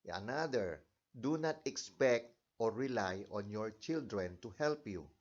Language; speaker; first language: English; non-native, local second language; Filipino